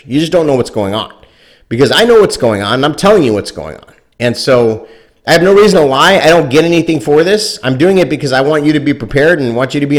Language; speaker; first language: English; native; English